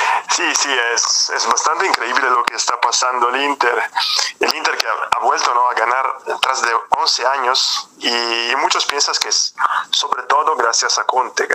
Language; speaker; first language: Spanish; non-native, fluent; Italian